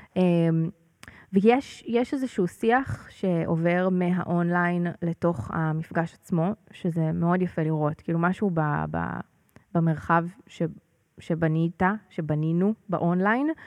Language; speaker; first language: Hebrew; native; Hebrew